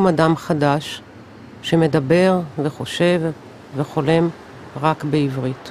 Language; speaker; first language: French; non-native, fluent; Hebrew